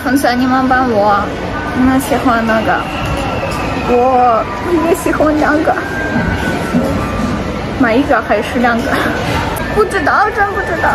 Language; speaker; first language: Chinese; non-native, learner; Ukrainian